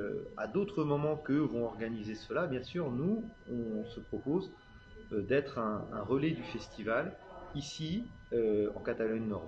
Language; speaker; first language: French; native; French